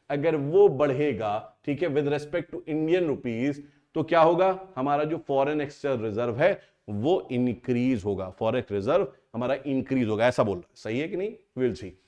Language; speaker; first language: Hindi; native; Hindi